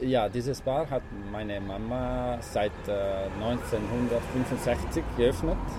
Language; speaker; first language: German; non-native, local second language; Italian